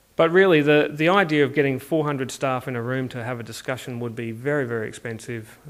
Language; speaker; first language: English; native; English